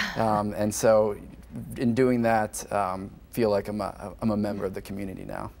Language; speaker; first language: English; native; English